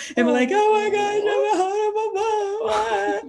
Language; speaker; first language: English; non-native, fluent; Portuguese